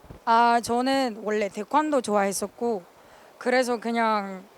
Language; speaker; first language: Korean; non-native, fluent; English